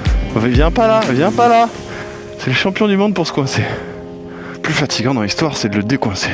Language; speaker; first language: French; native; French